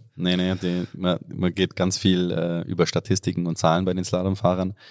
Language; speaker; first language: German; native; German